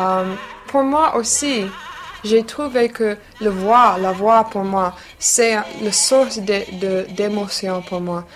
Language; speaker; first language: French; non-native, learner; English